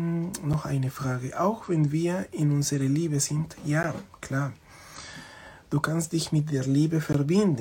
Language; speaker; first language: German; non-native, fluent; Spanish